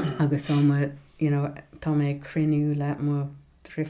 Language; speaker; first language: Irish; non-native, local second language; English